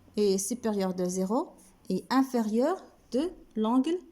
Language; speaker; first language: French; non-native, local second language; Arabic